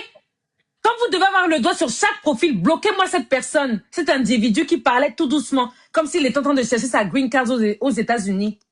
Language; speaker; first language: French; native; French